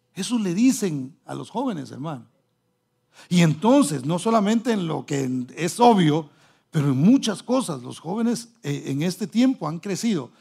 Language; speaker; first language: Spanish; early bilingual, heritage; Spanish